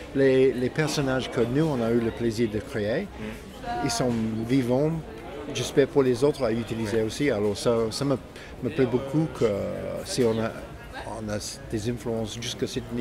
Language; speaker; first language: French; non-native, fluent; English